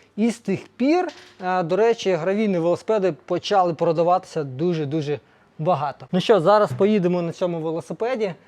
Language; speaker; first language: Ukrainian; native; Ukrainian